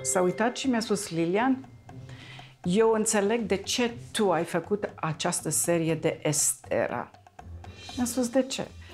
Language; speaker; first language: Romanian; native; Romanian